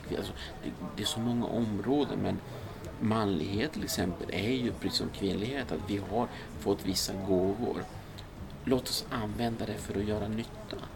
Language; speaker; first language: Swedish; early bilingual, other home language; Spanish